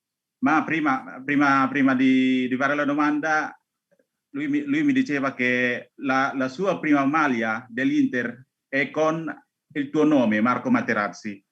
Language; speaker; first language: Italian; non-native, learner; Indonesian